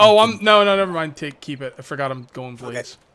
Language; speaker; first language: English; native; English